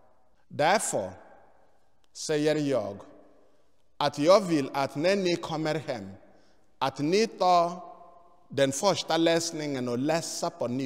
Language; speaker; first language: Swedish; non-native, fluent; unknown